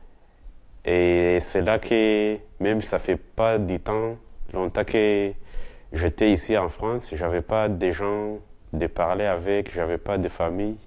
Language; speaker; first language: French; non-native, local second language; Kinyarwanda